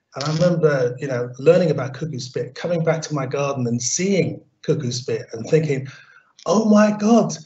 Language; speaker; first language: English; native; English